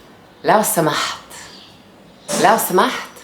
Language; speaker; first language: Arabic; non-native, learner; English